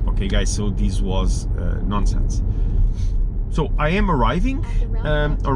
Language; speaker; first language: English; non-native, fluent; Portuguese